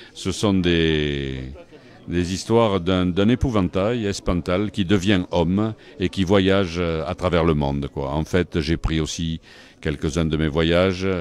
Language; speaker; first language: French; native; French